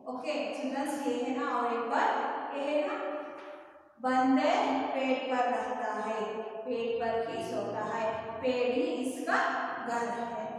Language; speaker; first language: Hindi; non-native, local second language; Kannada